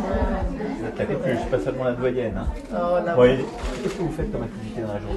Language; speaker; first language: French; native; French